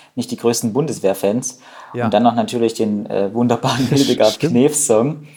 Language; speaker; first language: German; native; German